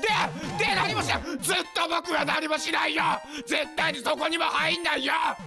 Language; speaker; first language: Japanese; native; Japanese